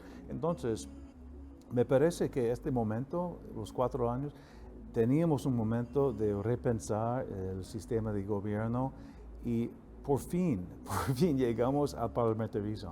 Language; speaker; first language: Spanish; non-native, fluent; English